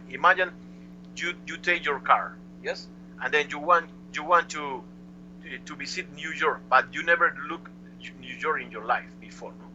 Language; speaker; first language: English; non-native, learner; Spanish